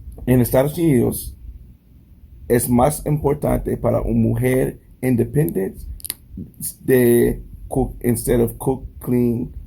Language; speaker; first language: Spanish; non-native, learner; English